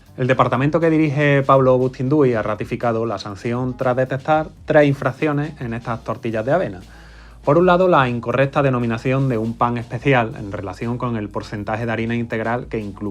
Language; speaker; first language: Spanish; native; Spanish